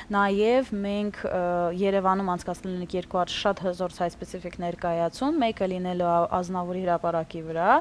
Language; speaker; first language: Armenian; early bilingual, heritage; Armenian